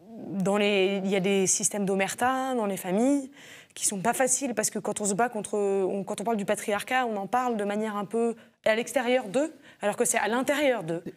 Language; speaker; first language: French; native; French